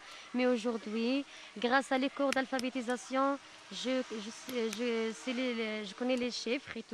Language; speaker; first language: French; non-native, learner; Berber languages